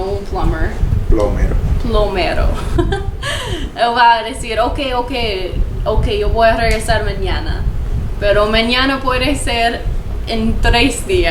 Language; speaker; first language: Spanish; non-native, learner; English